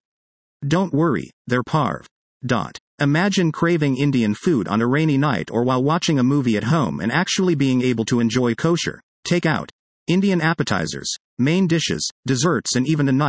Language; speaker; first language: English; early bilingual, other home language; Persian